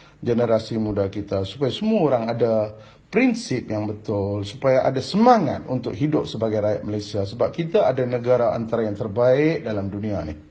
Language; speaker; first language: Malay; non-native, local second language; Tamil